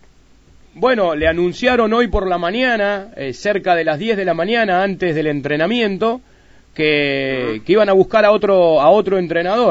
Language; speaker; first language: Spanish; native; Spanish